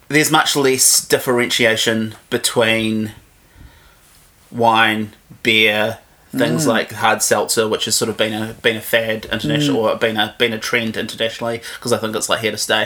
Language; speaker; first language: English; native; English